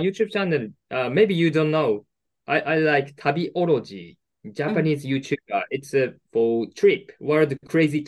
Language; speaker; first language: English; non-native, learner; Japanese